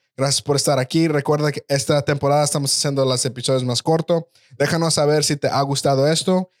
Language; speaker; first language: Spanish; early bilingual, heritage; Spanish